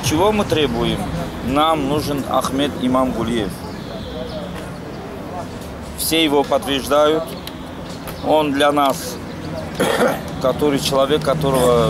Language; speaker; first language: Russian; non-native, local second language; Azerbaijani